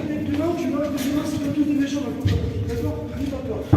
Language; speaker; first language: French; native; French